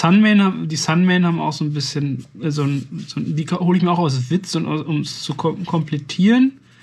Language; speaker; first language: German; native; German